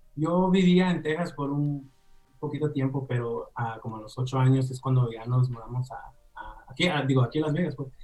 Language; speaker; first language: Spanish; early bilingual, heritage; Spanish